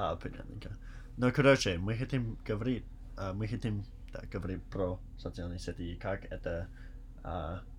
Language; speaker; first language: Russian; non-native, learner; English